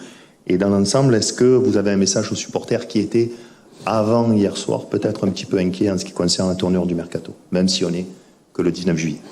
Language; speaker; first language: French; native; French